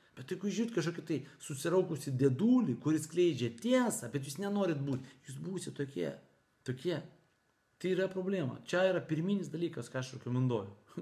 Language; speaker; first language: Lithuanian; native; Lithuanian